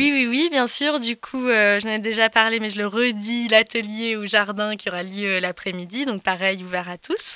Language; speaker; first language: French; native; French